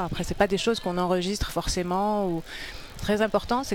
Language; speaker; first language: French; non-native, local second language; Arabic